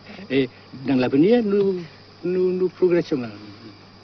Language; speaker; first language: French; non-native, local second language; Vietnamese